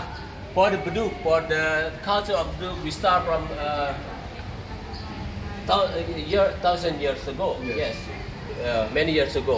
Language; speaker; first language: English; non-native, fluent; Indonesian